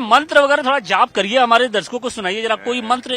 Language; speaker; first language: Hindi; native; Hindi